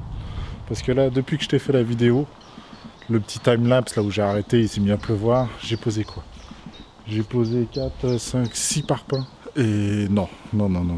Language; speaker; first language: French; native; French